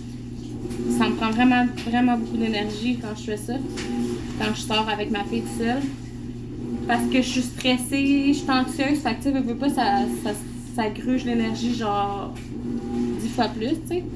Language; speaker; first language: French; native; French